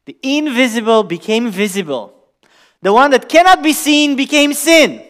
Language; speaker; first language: English; non-native, fluent; Romanian